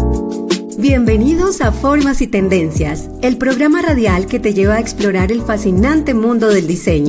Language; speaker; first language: Spanish; native; Spanish